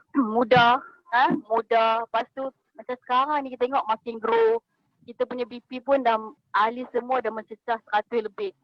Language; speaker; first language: Malay; native; Malay